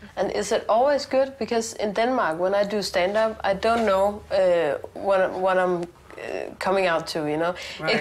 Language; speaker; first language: English; non-native, fluent; Danish